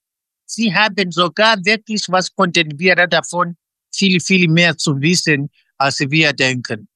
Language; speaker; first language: German; non-native, fluent; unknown